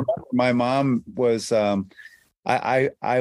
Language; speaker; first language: English; native; English